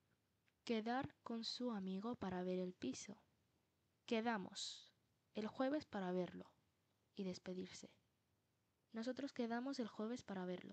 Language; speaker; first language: Spanish; non-native, fluent; Bangla